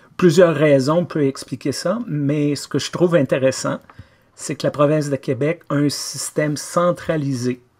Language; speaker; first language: French; native; French